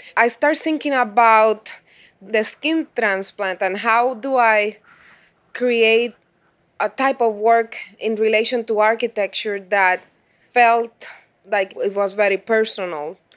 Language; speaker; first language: English; non-native, fluent; Spanish